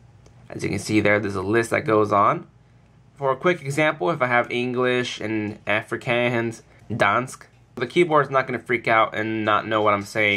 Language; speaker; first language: English; native; English